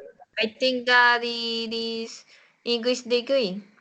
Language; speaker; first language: English; non-native, learner; Spanish